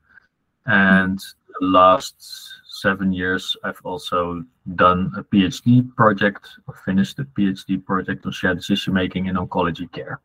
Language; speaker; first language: English; non-native, fluent; Dutch